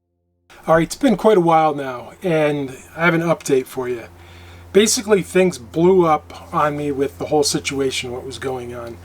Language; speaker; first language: English; native; English